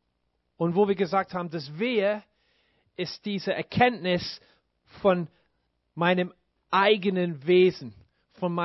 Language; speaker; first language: German; non-native, fluent; English